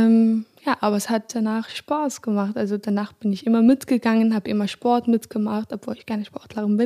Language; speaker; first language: German; non-native, fluent; Arabic